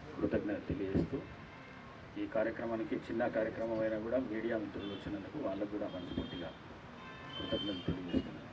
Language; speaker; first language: Telugu; native; Telugu